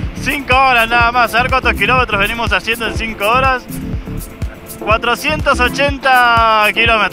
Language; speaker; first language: Spanish; native; Spanish